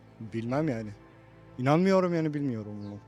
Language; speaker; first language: Turkish; non-native, learner; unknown